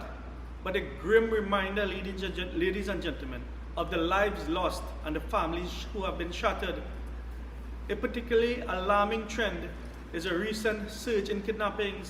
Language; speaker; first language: English; native; English